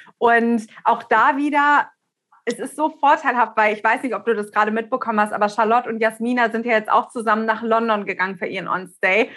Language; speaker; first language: German; native; German